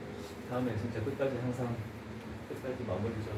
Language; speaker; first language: Korean; native; Korean